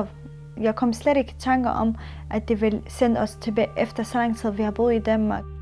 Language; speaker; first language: Danish; early bilingual, other home language; Arabic